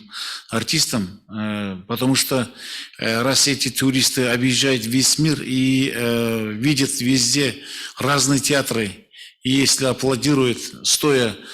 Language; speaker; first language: Russian; non-native, local second language; Kazakh